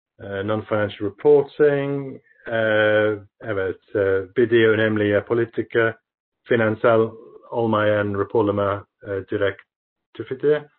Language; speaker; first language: Turkish; non-native, learner; English